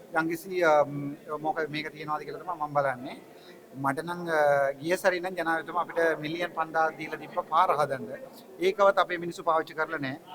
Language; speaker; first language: Sinhala; non-native, local second language; Tamil